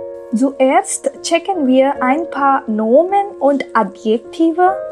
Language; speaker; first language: German; non-native, fluent; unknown